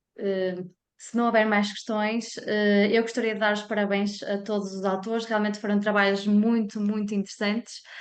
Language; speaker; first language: Portuguese; native; Portuguese